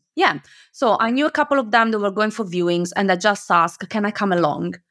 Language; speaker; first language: English; non-native, fluent; Italian